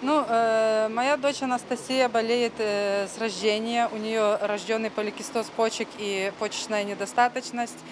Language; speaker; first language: Russian; native; Russian